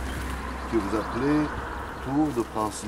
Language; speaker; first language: French; non-native, fluent; Japanese